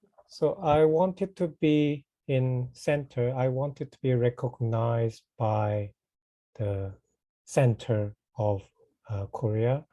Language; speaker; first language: English; non-native, fluent; Korean